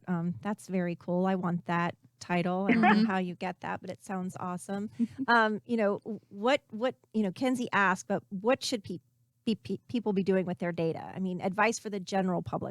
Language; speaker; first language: English; native; English